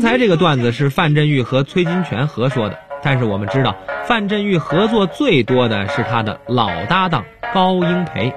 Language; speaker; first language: Chinese; native; Chinese